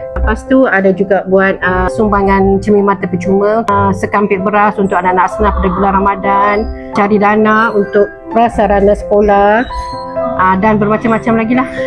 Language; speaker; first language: Malay; native; Malay